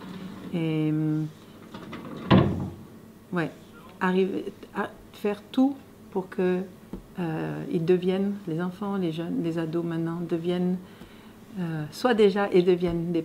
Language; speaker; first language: French; native; French